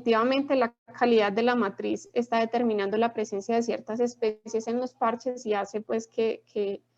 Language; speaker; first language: Spanish; native; Spanish